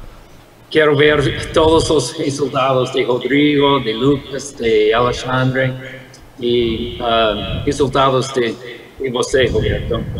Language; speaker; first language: Portuguese; non-native, fluent; English